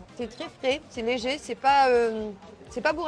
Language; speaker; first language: French; native; French